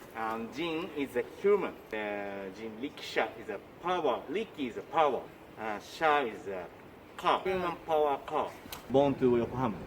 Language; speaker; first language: English; non-native, learner; Japanese